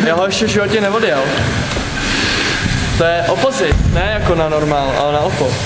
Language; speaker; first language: Czech; native; Czech